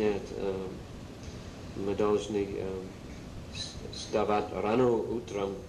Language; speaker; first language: Russian; non-native, learner; English